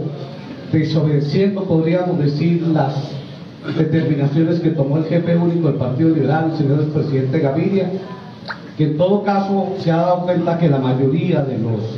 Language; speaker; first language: Spanish; native; Spanish